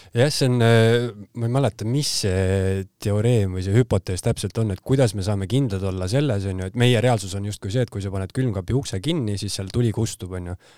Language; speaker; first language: Estonian; native; Estonian